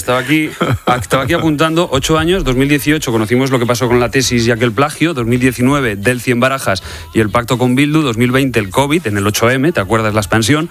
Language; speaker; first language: Spanish; native; Spanish